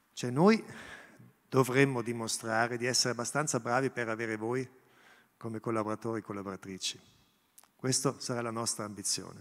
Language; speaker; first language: Italian; non-native, local second language; German